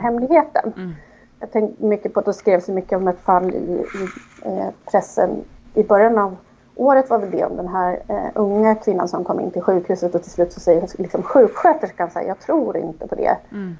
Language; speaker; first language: Swedish; native; Swedish